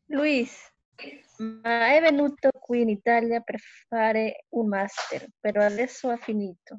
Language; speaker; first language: Italian; non-native, learner; Spanish